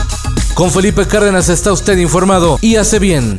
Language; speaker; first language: Spanish; native; Spanish